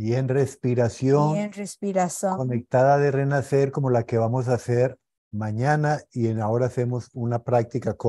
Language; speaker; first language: Spanish; native; Spanish